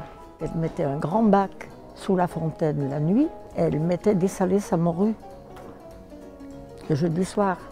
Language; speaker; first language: French; native; French